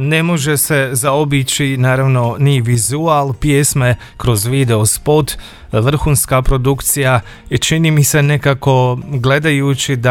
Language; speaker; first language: Croatian; native; Croatian